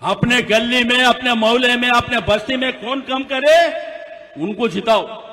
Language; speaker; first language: Hindi; non-native, local second language; Telugu